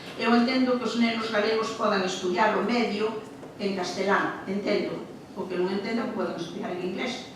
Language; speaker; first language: Galician; native; Galician